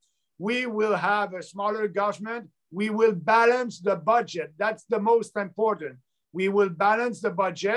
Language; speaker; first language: English; non-native, local second language; French